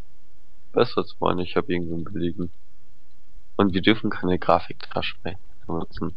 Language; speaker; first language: German; native; German